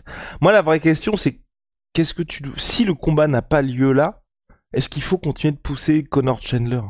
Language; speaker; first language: French; native; French